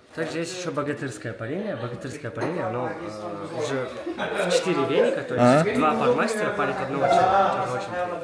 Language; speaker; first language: Russian; native; Russian